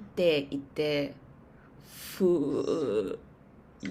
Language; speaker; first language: Japanese; non-native, learner; English